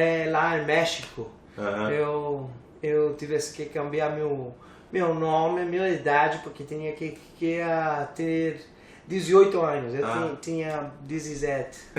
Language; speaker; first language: Portuguese; non-native, learner; English